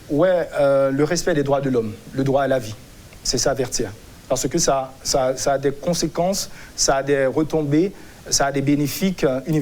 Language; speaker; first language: French; non-native, local second language; Haitian Creole